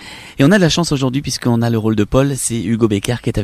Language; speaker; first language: French; native; French